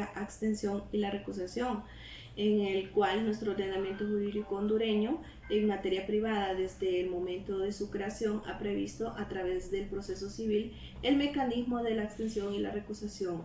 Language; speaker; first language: Spanish; native; Spanish